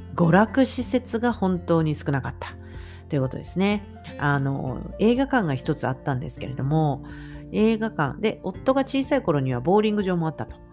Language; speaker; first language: Japanese; native; Japanese